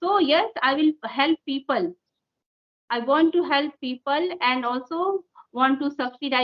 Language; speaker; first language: English; non-native, local second language; Hindi